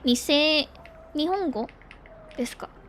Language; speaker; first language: Japanese; non-native, learner; Filipino